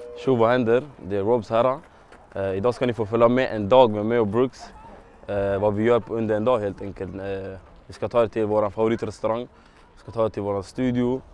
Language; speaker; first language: Swedish; early bilingual, heritage; Swedish